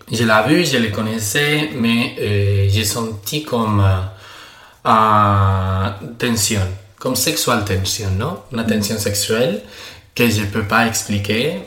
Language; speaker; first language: French; non-native, learner; Spanish